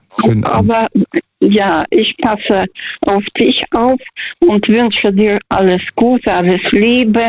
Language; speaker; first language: German; non-native, fluent; Russian